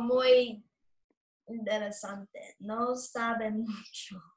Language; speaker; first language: Spanish; non-native, learner; English